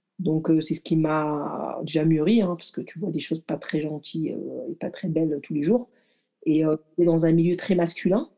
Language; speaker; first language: French; early bilingual, other home language; Arabic